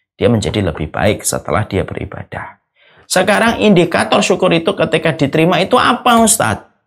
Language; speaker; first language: Indonesian; native; Indonesian